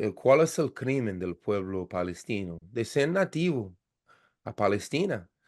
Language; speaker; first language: Spanish; non-native, fluent; English